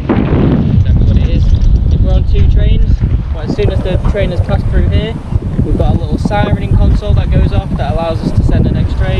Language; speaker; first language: English; native; English